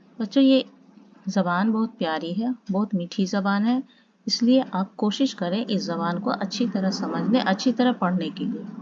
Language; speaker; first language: Urdu; native; Urdu